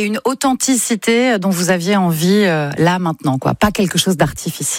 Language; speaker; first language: French; native; French